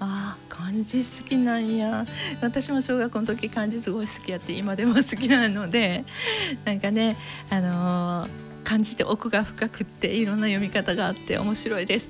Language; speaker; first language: Japanese; native; Japanese